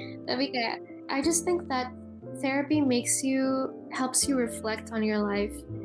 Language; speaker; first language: English; early bilingual, other home language; Indonesian